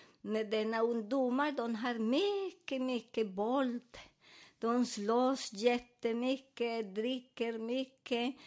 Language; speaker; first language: Swedish; non-native, learner; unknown